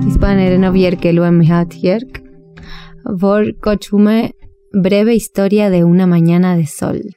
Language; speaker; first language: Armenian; early bilingual, heritage; Armenian